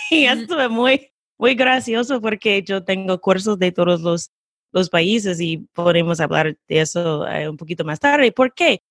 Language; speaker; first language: Spanish; non-native, fluent; English